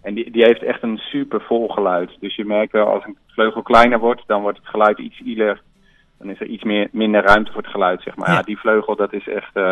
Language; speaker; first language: Dutch; native; Dutch